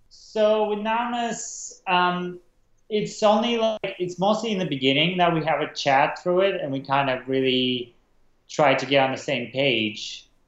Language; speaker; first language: English; non-native, fluent; Russian